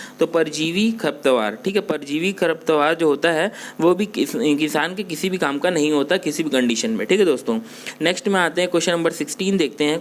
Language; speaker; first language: Hindi; non-native, local second language; Chhattisgarhi